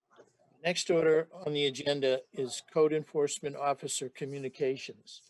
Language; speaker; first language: English; native; English